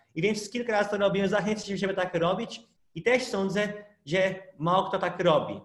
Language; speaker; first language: Polish; non-native, fluent; Portuguese